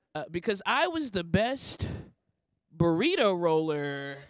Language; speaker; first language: English; native; English